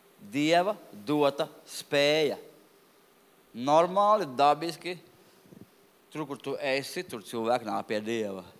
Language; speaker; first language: Latvian; non-native, local second language; Russian